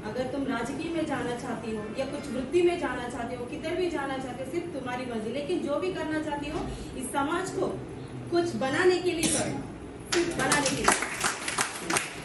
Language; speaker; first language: Hindi; non-native, local second language; Telugu